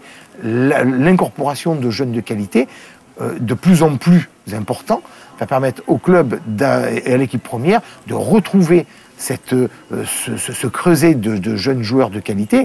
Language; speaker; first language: French; native; French